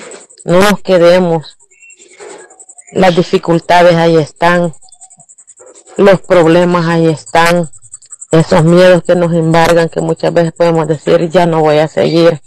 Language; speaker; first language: Spanish; native; Spanish